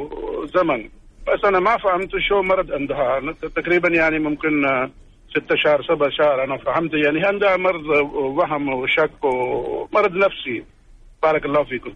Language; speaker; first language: Arabic; non-native, learner; Urdu